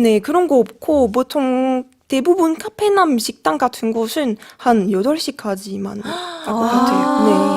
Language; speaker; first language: Korean; non-native, fluent; French